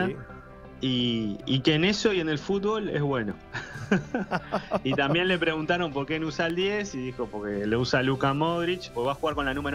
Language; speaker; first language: Spanish; native; Spanish